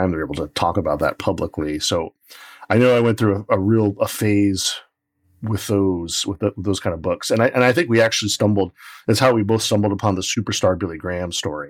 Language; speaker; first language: English; native; English